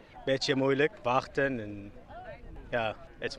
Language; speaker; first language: Dutch; non-native, learner; Arabic